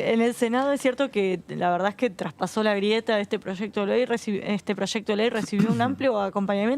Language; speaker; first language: Spanish; native; Spanish